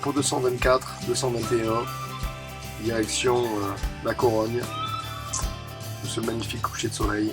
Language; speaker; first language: French; native; French